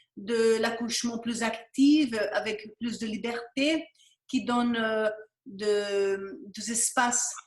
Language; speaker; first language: French; non-native, fluent; Spanish